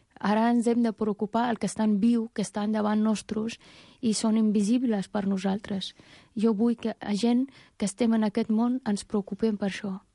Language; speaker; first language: Catalan; non-native, fluent; Persian